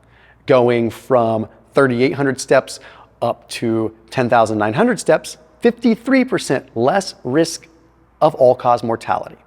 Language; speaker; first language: English; native; English